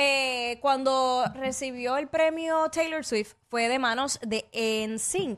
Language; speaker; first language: Spanish; native; Spanish